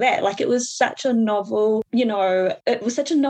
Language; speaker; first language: English; native; English